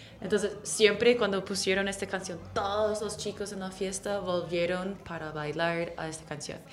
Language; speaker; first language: Spanish; non-native, fluent; English